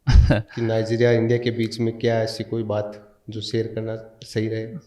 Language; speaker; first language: Hindi; native; Hindi